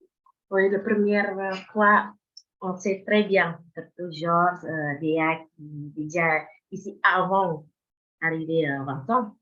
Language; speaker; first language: French; non-native, fluent; Indonesian